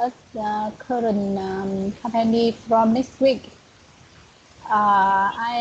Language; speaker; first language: English; non-native, learner; Vietnamese